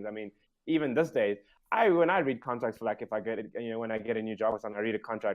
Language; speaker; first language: English; native; English